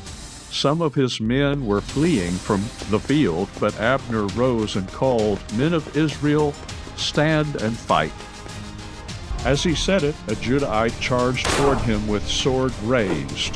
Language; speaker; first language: English; native; English